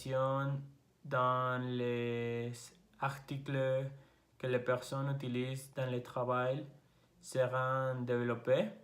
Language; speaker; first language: French; non-native, learner; Spanish